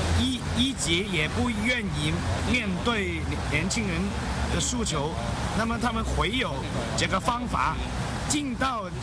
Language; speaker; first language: Chinese; non-native, local second language; Cantonese